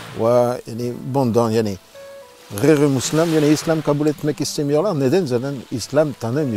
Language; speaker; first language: Turkish; non-native, learner; French